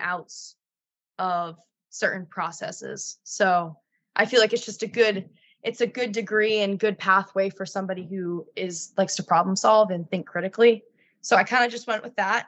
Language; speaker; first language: English; native; English